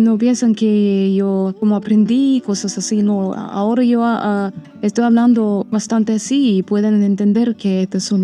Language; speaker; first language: Spanish; non-native, learner; Armenian